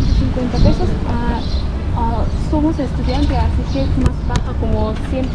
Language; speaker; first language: Spanish; non-native, learner; Korean